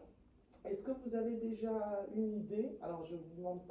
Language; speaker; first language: French; native; French